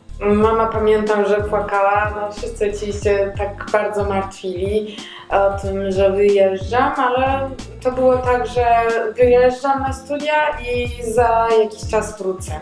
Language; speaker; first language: Polish; non-native, learner; Georgian